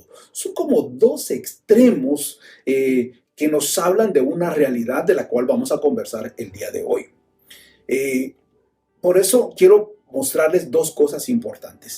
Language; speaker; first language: Spanish; native; Spanish